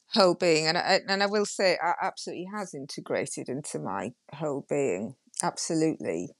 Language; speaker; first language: English; native; English